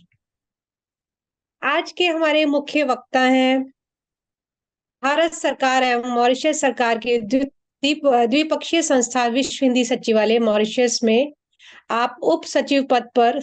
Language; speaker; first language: Hindi; non-native, local second language; Morisyen